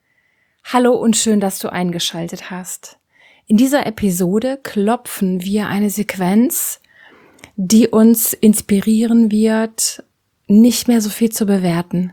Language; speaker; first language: German; native; German